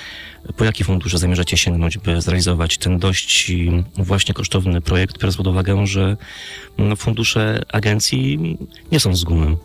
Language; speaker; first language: Polish; native; Polish